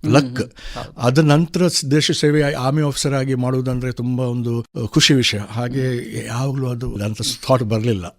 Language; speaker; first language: Kannada; non-native, local second language; Konkani